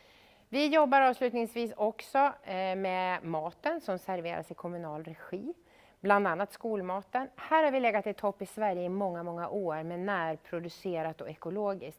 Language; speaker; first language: Swedish; native; Swedish